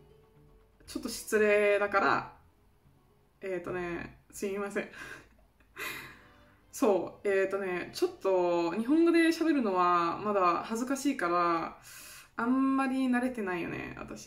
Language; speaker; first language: Japanese; non-native, fluent; German